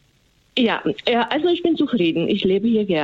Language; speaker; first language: German; non-native, fluent; Slovak